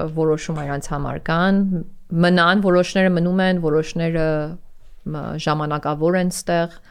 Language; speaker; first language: Armenian; early bilingual, heritage; Armenian